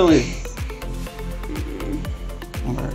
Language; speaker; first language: Portuguese; native; Portuguese